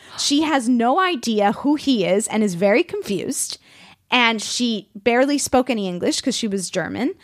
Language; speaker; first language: English; non-native, fluent; Spanish